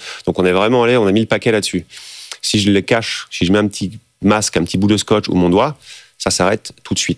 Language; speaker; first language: French; native; French